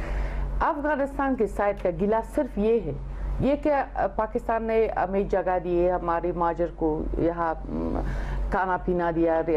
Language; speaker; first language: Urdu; non-native, fluent; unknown